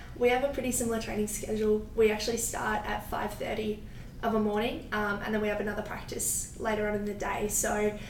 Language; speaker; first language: English; native; English